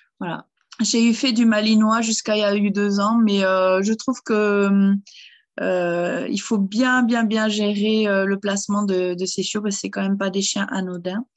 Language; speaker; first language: French; early bilingual, other home language; German